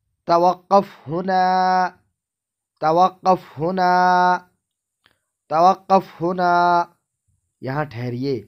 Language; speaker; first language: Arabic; non-native, fluent; Urdu